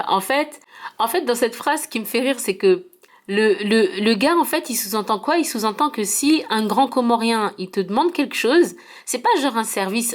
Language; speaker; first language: French; early bilingual, heritage; French